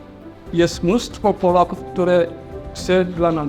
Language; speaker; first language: Polish; non-native, fluent; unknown